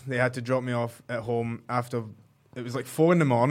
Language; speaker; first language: English; native; English